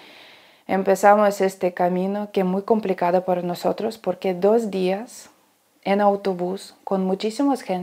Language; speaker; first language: Spanish; non-native, learner; Ukrainian